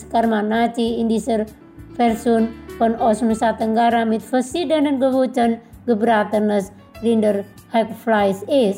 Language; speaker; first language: German; non-native, fluent; Indonesian